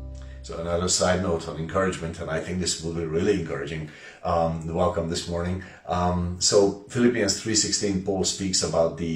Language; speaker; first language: English; non-native, fluent; Hungarian